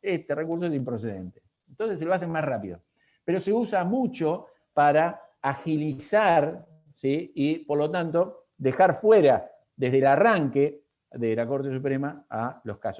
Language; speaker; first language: Spanish; native; Spanish